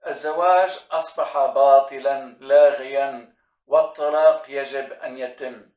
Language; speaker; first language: Arabic; native; Arabic